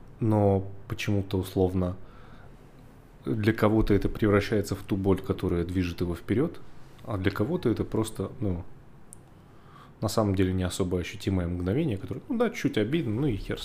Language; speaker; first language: Russian; native; Russian